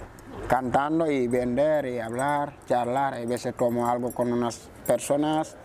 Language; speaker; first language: Spanish; non-native, learner; Wolof